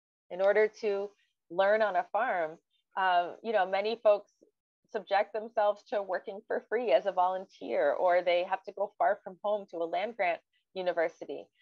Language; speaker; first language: English; native; English